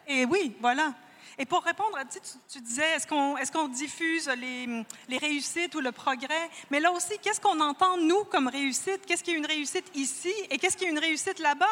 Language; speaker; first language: French; native; French